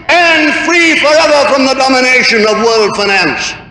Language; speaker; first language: English; native; English